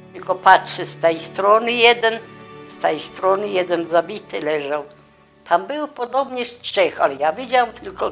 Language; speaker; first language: Polish; non-native, local second language; Kashubian